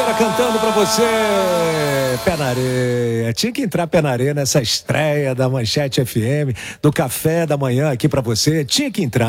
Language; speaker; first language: Portuguese; native; Portuguese